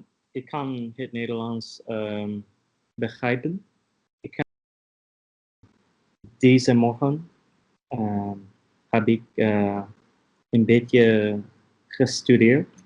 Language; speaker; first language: Dutch; non-native, learner; English